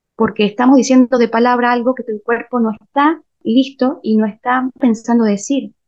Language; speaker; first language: Spanish; native; Spanish